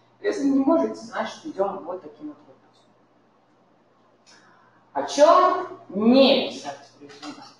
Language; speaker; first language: Russian; native; Russian